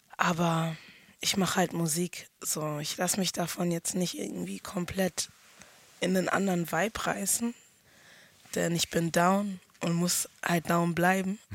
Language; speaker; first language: German; early bilingual, other home language; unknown